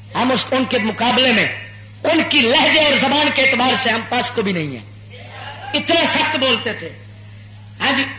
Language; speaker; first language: Urdu; non-native, local second language; Punjabi